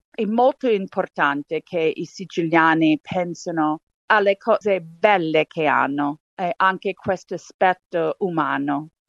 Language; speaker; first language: Italian; non-native, fluent; English